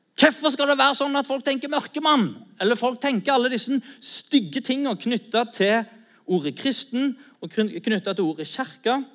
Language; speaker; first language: Norwegian; native; Norwegian